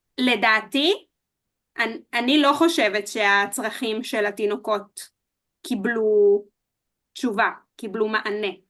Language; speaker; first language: Hebrew; native; Hebrew